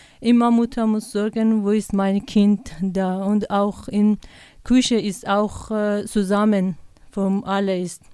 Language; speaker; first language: German; non-native, learner; Persian